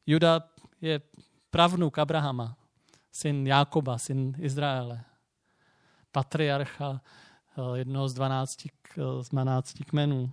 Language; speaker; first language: Czech; native; Czech